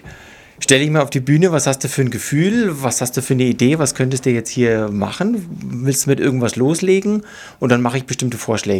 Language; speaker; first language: German; native; German